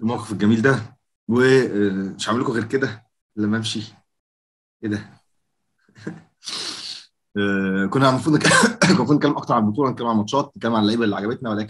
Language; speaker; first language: Arabic; native; Arabic